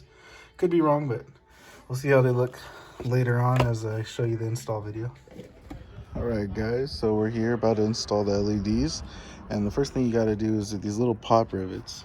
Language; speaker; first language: English; native; English